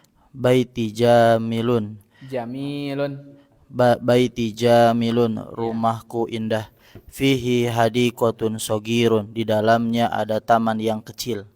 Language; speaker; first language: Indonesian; native; Indonesian